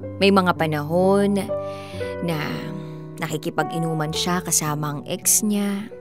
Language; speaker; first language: Filipino; native; Filipino